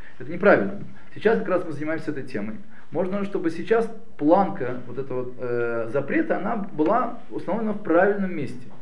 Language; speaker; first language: Russian; early bilingual, heritage; Russian